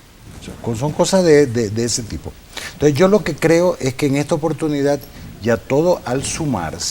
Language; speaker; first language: Spanish; native; Spanish